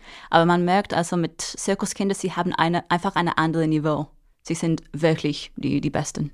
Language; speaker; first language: German; non-native, fluent; English